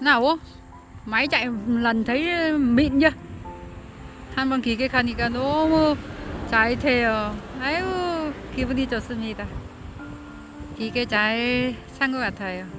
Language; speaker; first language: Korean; non-native, learner; Vietnamese